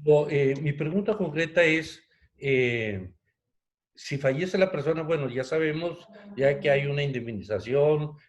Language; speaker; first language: Spanish; native; Spanish